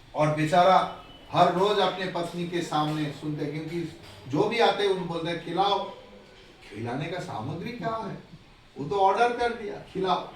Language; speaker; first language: Hindi; non-native, local second language; Bangla